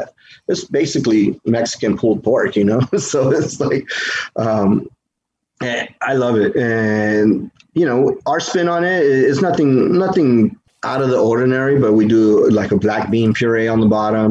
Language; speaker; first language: English; native; English